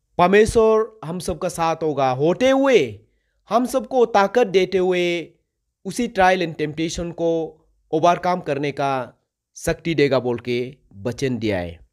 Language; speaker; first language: Hindi; non-native, local second language; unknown